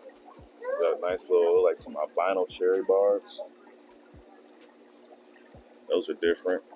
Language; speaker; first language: English; native; English